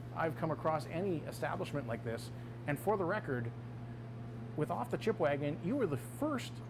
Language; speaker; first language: English; native; English